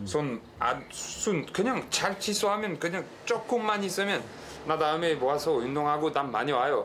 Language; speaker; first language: Korean; non-native, learner; French